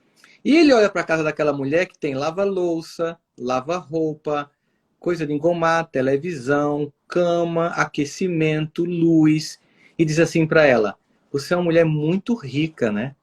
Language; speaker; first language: Portuguese; native; Portuguese